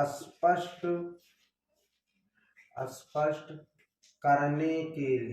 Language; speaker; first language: Hindi; native; Hindi